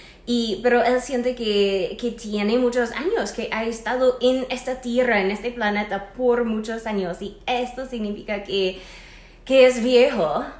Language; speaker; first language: Spanish; non-native, fluent; English